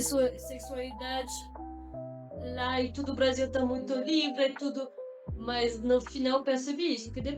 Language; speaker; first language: Portuguese; non-native, fluent; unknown